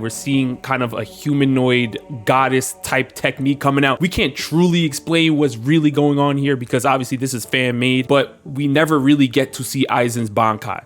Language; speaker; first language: English; native; English